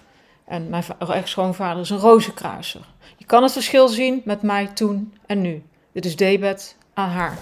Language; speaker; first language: Dutch; native; Dutch